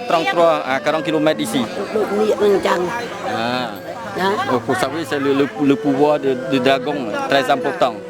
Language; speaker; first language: French; non-native, fluent; Khmer